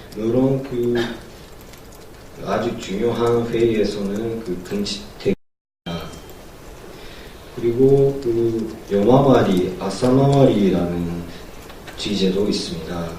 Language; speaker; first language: Korean; non-native, learner; Japanese